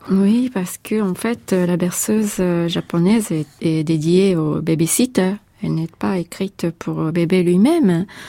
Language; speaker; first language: French; non-native, fluent; Japanese